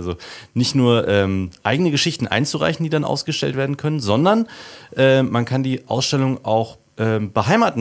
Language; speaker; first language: German; native; German